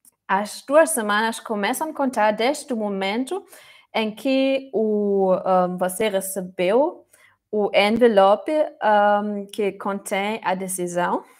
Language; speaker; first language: Portuguese; non-native, fluent; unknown